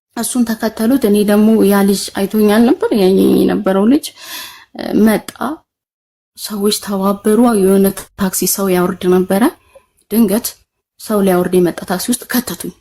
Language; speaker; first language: Amharic; native; Amharic